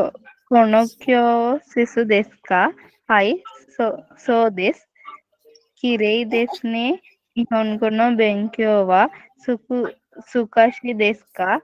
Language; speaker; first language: Japanese; non-native, learner; Sinhala